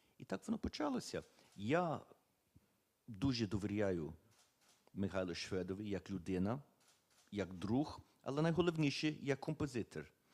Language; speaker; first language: Ukrainian; early bilingual, heritage; Ukrainian